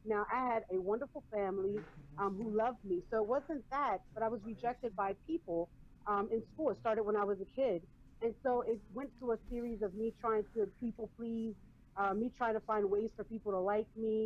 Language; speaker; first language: English; early bilingual, other home language; Spanish